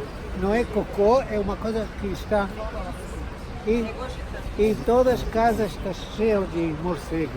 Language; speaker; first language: Portuguese; non-native, learner; Hebrew